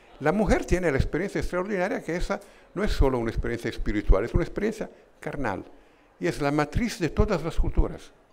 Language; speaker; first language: Spanish; non-native, fluent; Italian